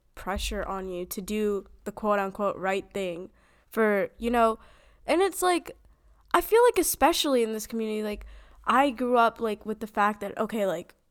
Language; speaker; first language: English; native; English